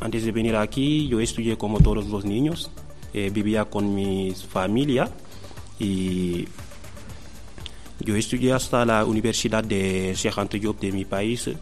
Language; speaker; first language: Spanish; non-native, learner; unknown